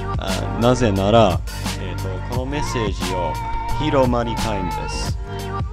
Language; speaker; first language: Japanese; non-native, learner; English